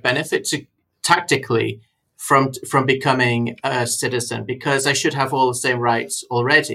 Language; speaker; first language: English; native; English